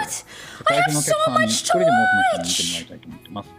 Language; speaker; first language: Japanese; native; Japanese